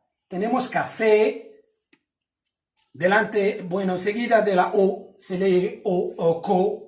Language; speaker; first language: Spanish; non-native, fluent; Arabic